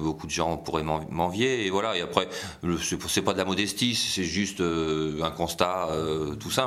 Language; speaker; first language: French; native; French